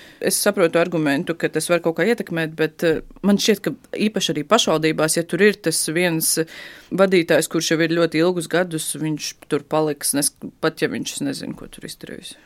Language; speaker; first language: Latvian; native; Latvian